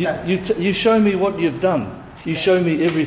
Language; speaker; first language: English; native; English